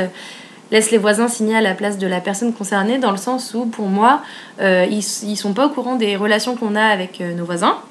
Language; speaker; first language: French; native; French